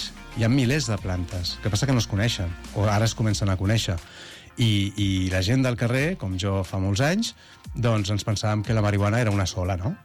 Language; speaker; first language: Catalan; native; Catalan